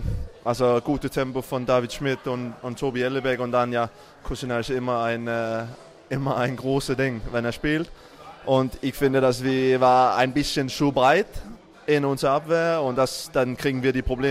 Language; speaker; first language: German; non-native, learner; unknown